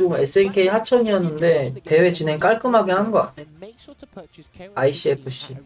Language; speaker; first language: Korean; native; Korean